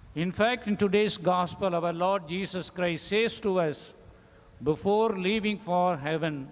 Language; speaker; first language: English; non-native, local second language; Tamil